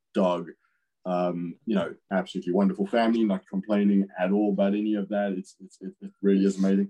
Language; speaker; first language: English; native; English